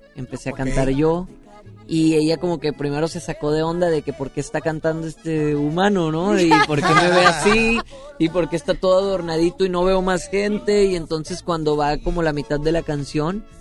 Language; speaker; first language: Spanish; native; Spanish